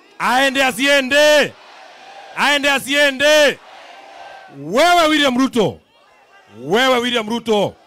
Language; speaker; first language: Swahili; non-native, local second language; Kikuyu